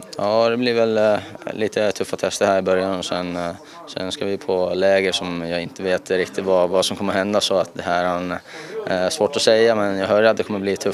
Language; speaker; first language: Swedish; non-native, fluent; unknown